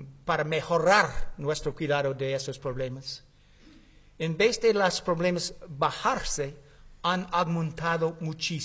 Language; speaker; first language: Spanish; non-native, learner; English